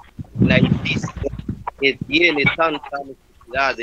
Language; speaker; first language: Spanish; non-native, learner; Haitian Creole